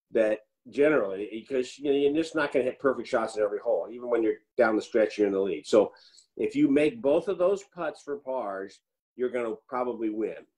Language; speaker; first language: English; native; English